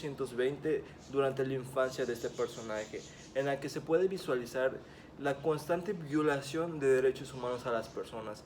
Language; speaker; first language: Spanish; native; Spanish